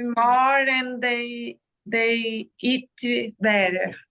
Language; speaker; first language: English; non-native, learner; Portuguese